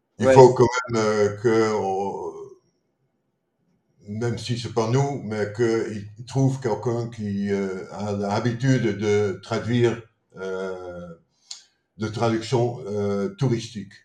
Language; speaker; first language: French; non-native, fluent; Dutch